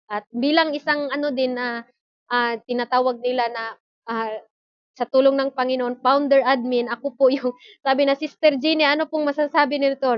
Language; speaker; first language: Filipino; non-native, local second language; Cebuano